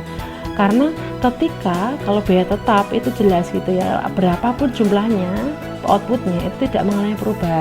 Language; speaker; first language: Indonesian; native; Indonesian